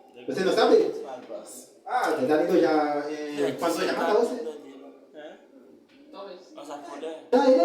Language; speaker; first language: Portuguese; non-native, learner; Haitian Creole